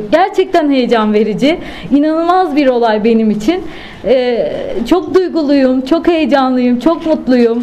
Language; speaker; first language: Turkish; native; Turkish